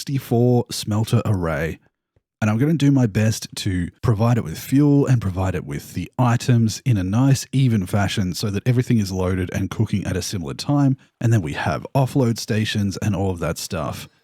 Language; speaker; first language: English; native; English